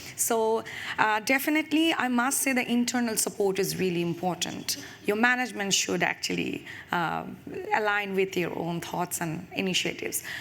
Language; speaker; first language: English; non-native, local second language; Bangla